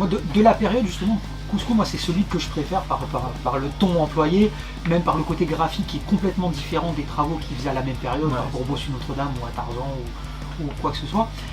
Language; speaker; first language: French; native; French